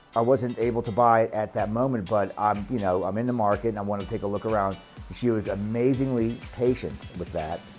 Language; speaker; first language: English; native; English